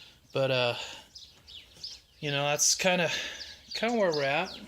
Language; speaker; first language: English; native; English